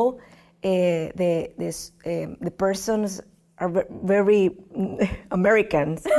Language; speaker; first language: English; non-native, learner; Spanish